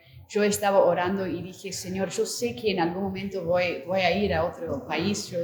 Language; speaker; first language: Spanish; non-native, fluent; English